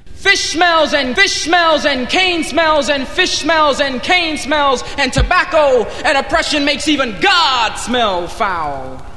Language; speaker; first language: English; early bilingual, other home language; Spanish